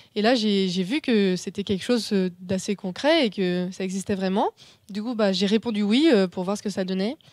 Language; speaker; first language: French; native; French